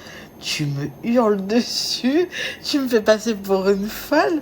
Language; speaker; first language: French; native; French